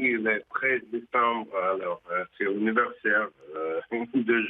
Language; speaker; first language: French; non-native, fluent; Russian